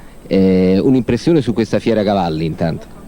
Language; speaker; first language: Italian; native; Italian